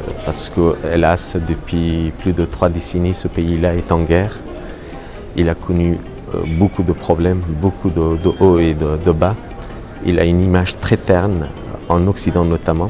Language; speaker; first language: French; non-native, fluent; Persian